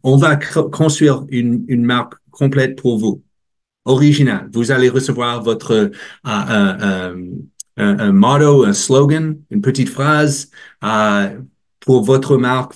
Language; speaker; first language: French; non-native, learner; English